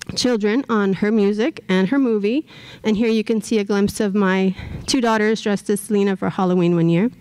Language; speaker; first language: English; native; English